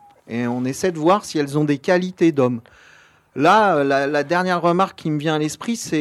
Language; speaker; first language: French; native; French